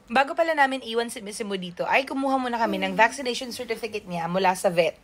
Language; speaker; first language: Filipino; non-native, local second language; Cebuano